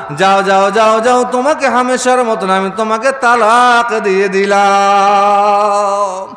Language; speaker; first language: Bangla; non-native, fluent; Urdu